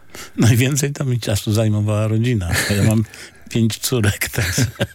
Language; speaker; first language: Polish; native; Polish